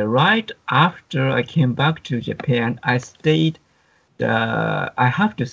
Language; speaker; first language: English; non-native, fluent; Japanese